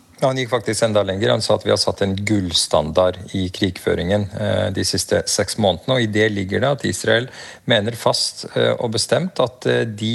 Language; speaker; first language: Norwegian; native; Norwegian